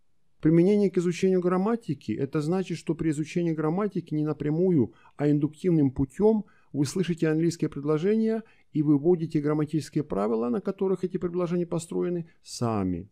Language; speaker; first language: Russian; native; Russian